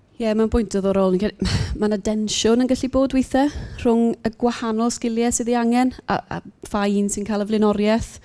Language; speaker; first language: Welsh; native; Welsh